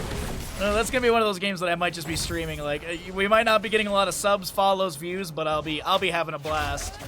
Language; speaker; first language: English; native; English